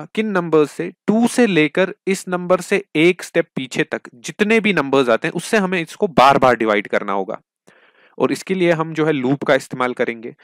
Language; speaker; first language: Hindi; non-native, local second language; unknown